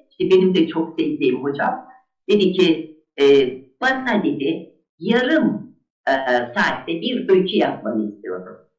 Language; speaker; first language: Turkish; native; Turkish